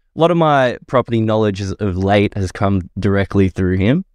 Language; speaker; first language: English; native; English